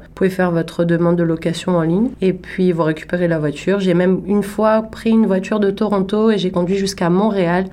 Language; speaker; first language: French; native; French